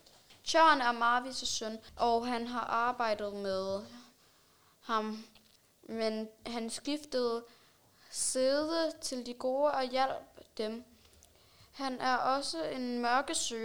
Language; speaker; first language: Danish; native; Danish